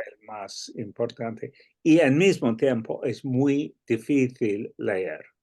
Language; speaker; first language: Spanish; non-native, fluent; English